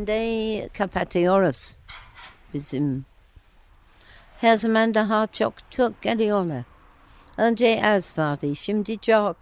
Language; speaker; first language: Turkish; non-native, learner; English